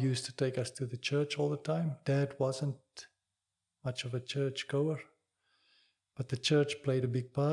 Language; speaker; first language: English; non-native, local second language; Afrikaans